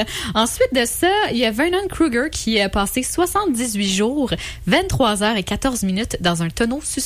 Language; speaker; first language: French; native; French